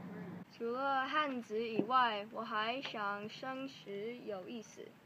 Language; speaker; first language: Chinese; non-native, learner; English